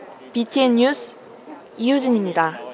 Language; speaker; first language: Korean; native; Korean